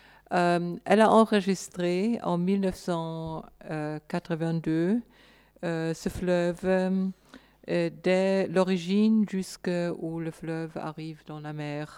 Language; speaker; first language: French; non-native, fluent; German